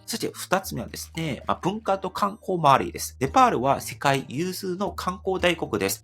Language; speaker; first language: Japanese; non-native, fluent; Korean